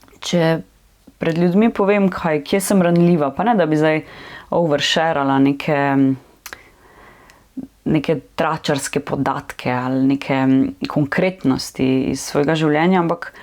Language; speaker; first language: Slovenian; native; Slovenian